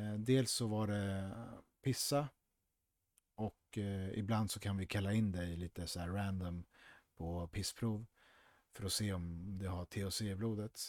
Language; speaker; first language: Swedish; early bilingual, other home language; Spanish